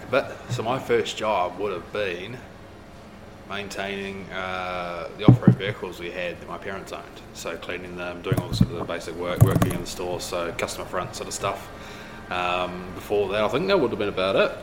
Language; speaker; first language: English; native; English